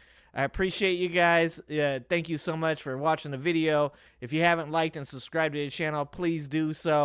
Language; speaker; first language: English; native; English